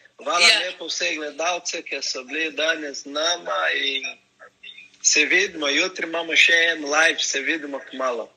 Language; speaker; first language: Slovenian; non-native, learner; Portuguese